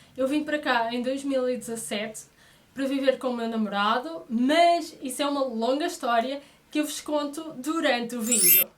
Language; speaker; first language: Portuguese; native; Portuguese